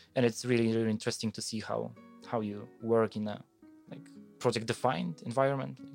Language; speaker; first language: English; non-native, fluent; Polish